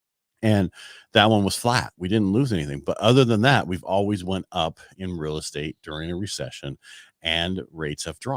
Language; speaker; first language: English; native; English